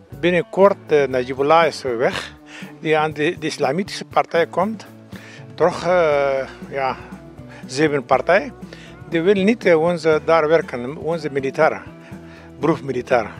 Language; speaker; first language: Dutch; non-native, learner; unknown